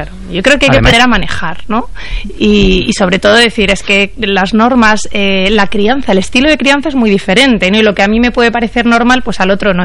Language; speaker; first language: Spanish; native; Spanish